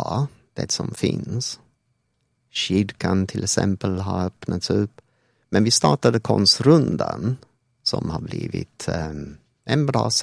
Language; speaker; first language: Swedish; non-native, fluent; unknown